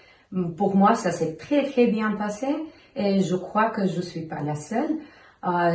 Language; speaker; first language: French; non-native, fluent; Bulgarian